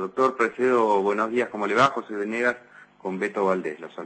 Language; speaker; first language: Spanish; native; Spanish